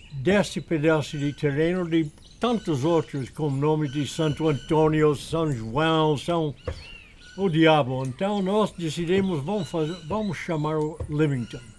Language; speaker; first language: Portuguese; non-native, fluent; English